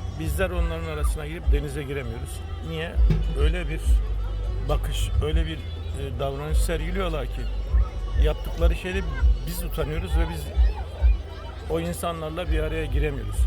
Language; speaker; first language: Turkish; native; Turkish